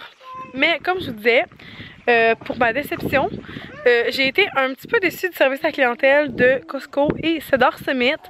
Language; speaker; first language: French; native; French